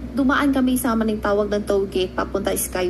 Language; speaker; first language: Filipino; non-native, learner; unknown